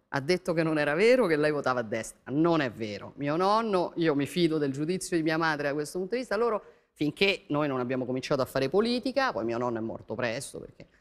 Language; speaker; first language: Italian; native; Italian